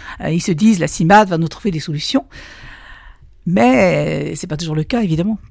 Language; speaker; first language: French; native; French